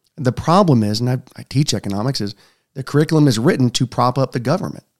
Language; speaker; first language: English; native; English